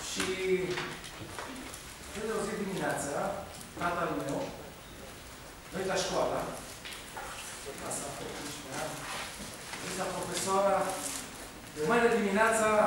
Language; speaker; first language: Romanian; non-native, learner; Hebrew